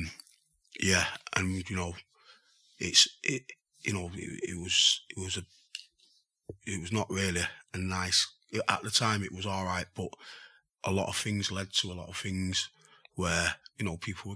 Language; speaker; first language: English; native; English